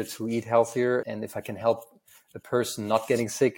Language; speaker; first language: English; non-native, fluent; German